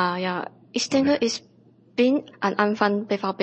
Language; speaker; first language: German; non-native, learner; Chinese